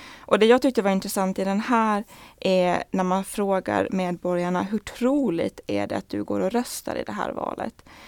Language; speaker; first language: Swedish; native; Swedish